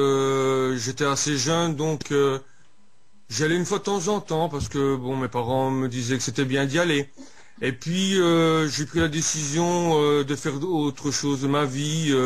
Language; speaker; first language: French; native; French